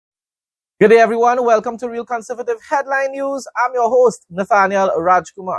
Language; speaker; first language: English; native; English